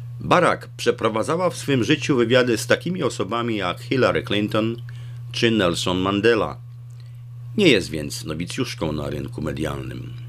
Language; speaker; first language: Polish; native; Polish